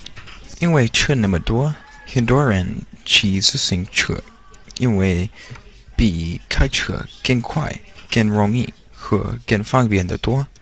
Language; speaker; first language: Chinese; non-native, learner; English